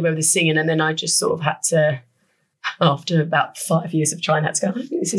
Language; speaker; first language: English; native; English